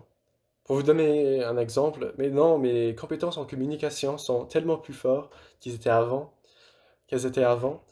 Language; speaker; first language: French; non-native, fluent; English